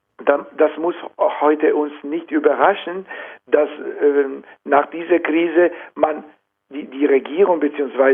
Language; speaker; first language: German; non-native, fluent; Italian